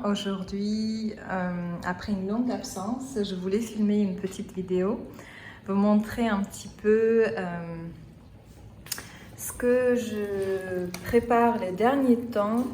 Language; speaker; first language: French; non-native, fluent; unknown